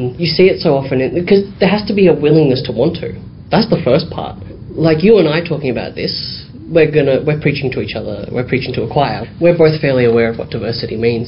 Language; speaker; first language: English; native; English